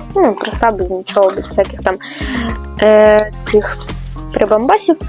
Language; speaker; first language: Ukrainian; non-native, local second language; Russian